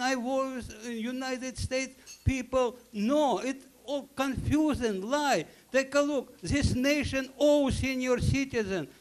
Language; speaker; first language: English; non-native, learner; Russian